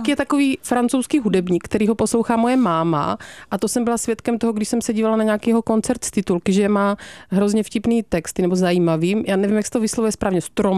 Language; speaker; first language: Czech; native; Czech